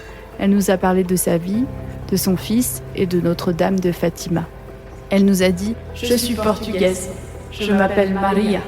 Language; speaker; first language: French; native; French